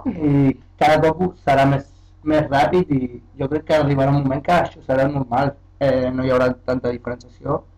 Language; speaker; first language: Catalan; early bilingual, other home language; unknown